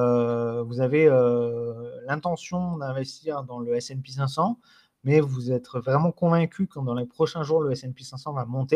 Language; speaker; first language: French; native; French